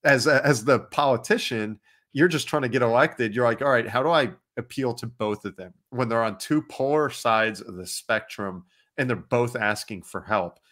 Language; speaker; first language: English; native; English